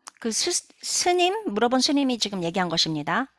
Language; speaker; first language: Korean; native; Korean